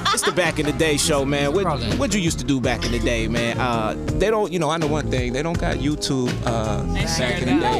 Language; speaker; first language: English; native; English